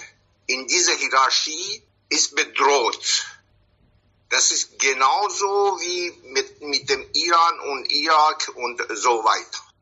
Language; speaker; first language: German; non-native, fluent; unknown